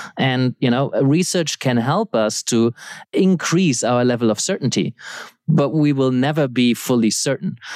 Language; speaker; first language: English; non-native, fluent; German